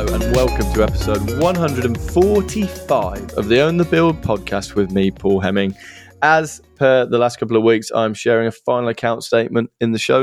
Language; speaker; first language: English; native; English